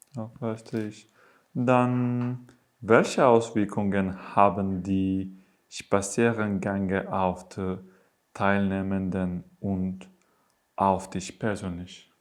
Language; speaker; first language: German; non-native, learner; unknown